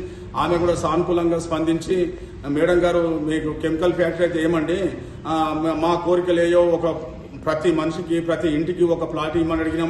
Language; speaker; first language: Telugu; native; Telugu